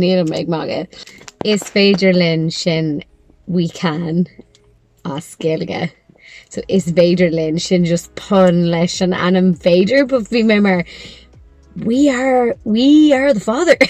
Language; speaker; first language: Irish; non-native, local second language; English